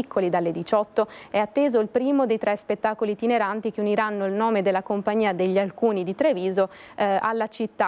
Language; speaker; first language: Italian; native; Italian